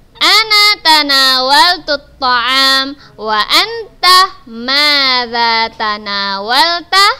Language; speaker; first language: Arabic; non-native, fluent; Indonesian